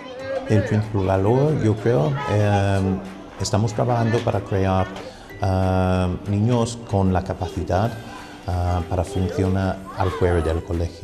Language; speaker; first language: Spanish; non-native, fluent; English